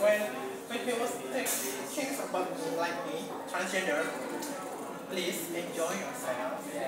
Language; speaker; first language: English; non-native, learner; Indonesian